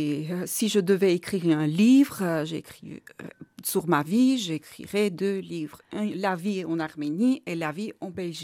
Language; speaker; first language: French; non-native, learner; Armenian